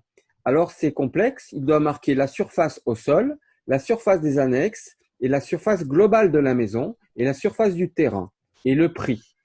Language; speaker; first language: French; native; French